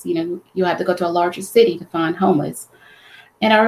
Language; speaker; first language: English; native; English